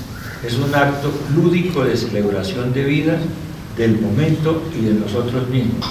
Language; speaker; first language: Spanish; native; Spanish